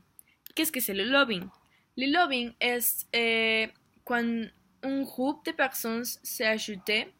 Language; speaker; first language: French; non-native, learner; Spanish